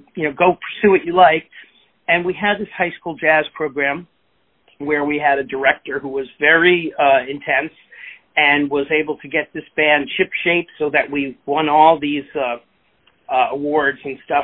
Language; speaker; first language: English; native; English